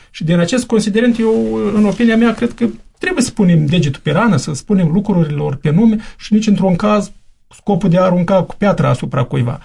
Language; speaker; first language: Romanian; native; Romanian